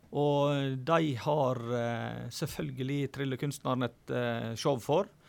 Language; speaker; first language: Norwegian; native; Norwegian